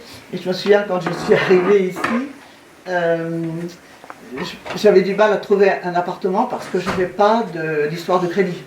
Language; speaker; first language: French; native; French